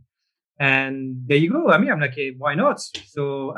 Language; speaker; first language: English; non-native, fluent; French